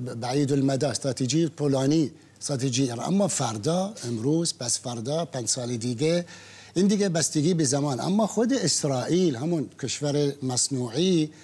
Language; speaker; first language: Persian; non-native, local second language; Arabic